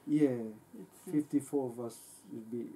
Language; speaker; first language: English; non-native, learner; Indonesian